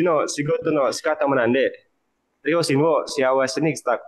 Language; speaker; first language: Japanese; non-native, learner; Indonesian